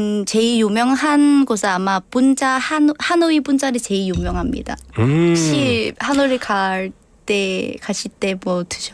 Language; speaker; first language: Korean; non-native, learner; Vietnamese